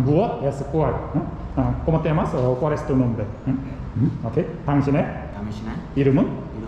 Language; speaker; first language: Spanish; non-native, learner; Korean